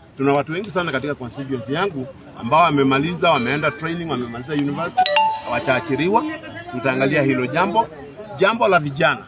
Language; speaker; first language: Swahili; non-native, local second language; Gusii